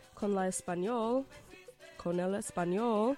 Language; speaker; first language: Spanish; non-native, learner; English